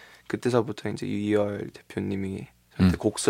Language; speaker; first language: Korean; early bilingual, heritage; Korean